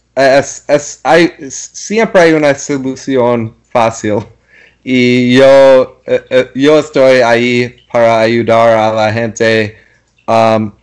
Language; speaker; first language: Spanish; non-native, learner; English